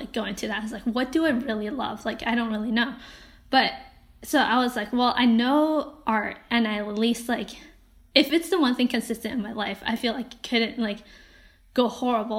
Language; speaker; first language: English; non-native, local second language; Cantonese